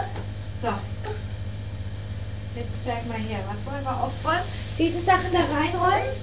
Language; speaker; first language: German; native; German